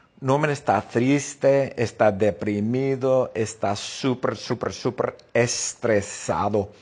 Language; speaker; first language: Spanish; non-native, fluent; English